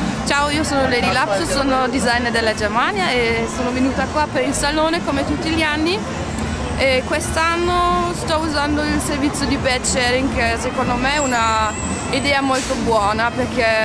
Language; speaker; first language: Italian; non-native, fluent; German